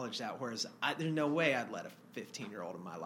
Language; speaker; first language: English; native; English